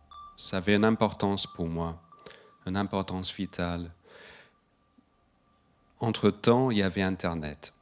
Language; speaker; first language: French; non-native, fluent; English